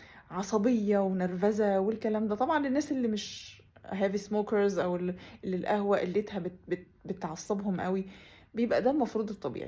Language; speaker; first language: Arabic; native; Arabic